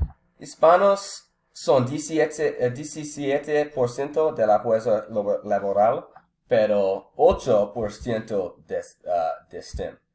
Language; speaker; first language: Spanish; non-native, learner; English